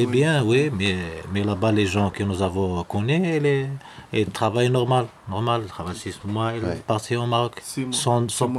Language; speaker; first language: French; non-native, learner; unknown